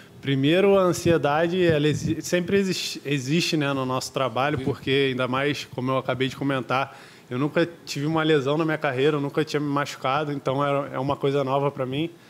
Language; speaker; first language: Portuguese; native; Portuguese